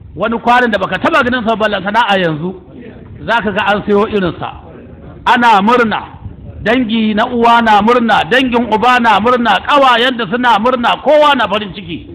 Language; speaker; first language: Hausa; native; Hausa